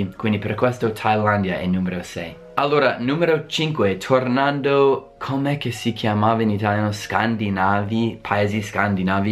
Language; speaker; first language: Italian; non-native, fluent; English